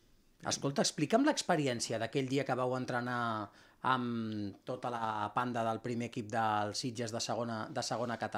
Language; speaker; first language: Catalan; native; Catalan